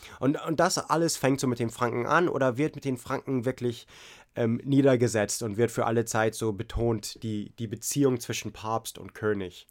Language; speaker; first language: German; non-native, fluent; English